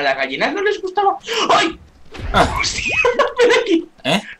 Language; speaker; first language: Spanish; native; Spanish